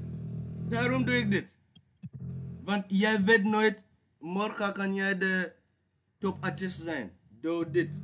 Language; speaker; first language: Dutch; non-native, fluent; English